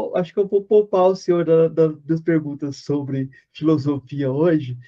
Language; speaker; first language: Portuguese; native; Portuguese